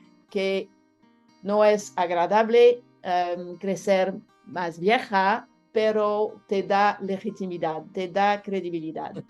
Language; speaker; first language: Spanish; non-native, learner; French